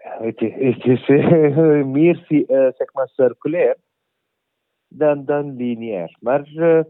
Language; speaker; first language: Dutch; non-native, learner; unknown